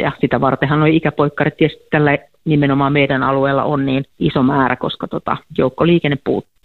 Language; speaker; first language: Finnish; native; Finnish